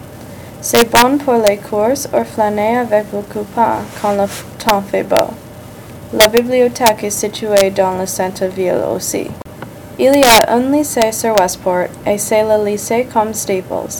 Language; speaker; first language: French; non-native, learner; English